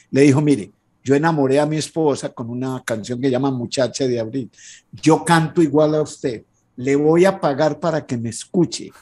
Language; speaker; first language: Spanish; native; Spanish